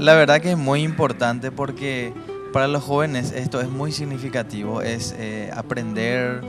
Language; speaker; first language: Spanish; native; Spanish